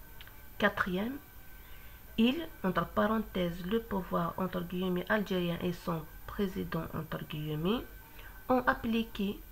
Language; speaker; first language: French; non-native, local second language; Kabyle